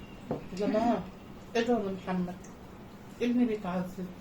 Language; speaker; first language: Arabic; native; Arabic